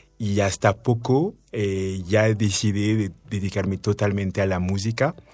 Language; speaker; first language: Spanish; non-native, fluent; French